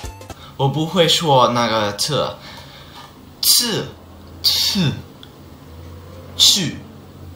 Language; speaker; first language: Chinese; non-native, learner; English